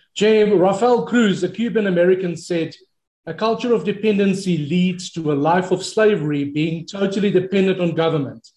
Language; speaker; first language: English; non-native, local second language; Afrikaans